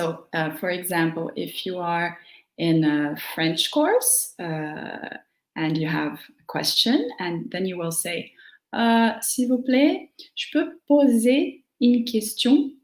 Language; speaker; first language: English; non-native, fluent; Portuguese